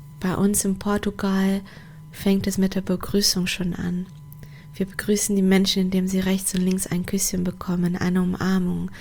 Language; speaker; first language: German; non-native, fluent; Portuguese